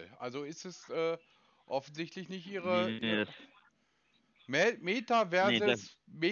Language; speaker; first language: German; native; German